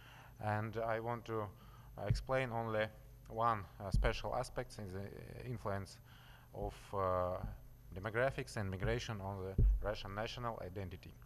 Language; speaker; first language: English; non-native, learner; Russian